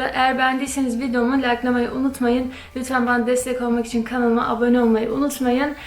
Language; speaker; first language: Turkish; early bilingual, other home language; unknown